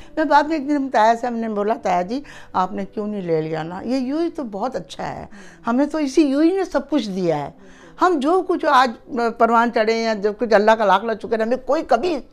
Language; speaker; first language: Urdu; early bilingual, heritage; Urdu